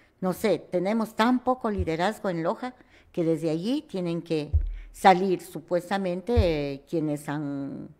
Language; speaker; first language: Spanish; native; Spanish